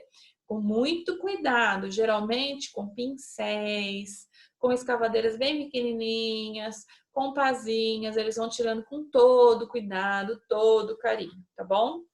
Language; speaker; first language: Portuguese; native; Portuguese